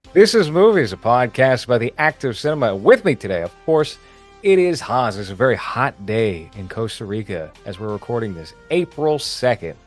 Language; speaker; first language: English; native; English